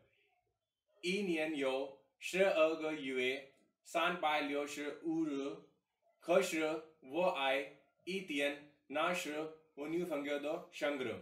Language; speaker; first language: Chinese; non-native, learner; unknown